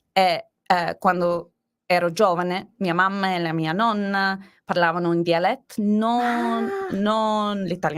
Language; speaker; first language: Italian; non-native, learner; English